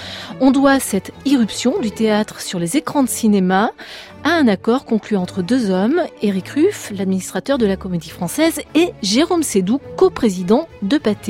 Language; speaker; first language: French; native; French